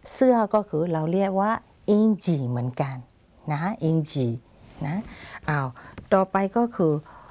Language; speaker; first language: Thai; non-native, fluent; Burmese